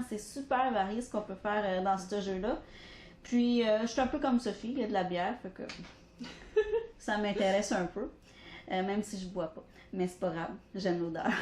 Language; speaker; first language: French; native; French